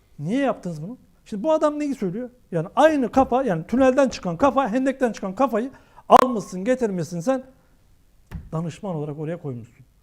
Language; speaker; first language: Turkish; native; Turkish